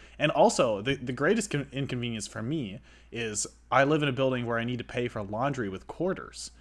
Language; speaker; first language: English; native; English